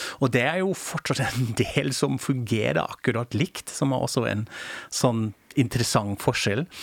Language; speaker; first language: Norwegian; non-native, fluent; German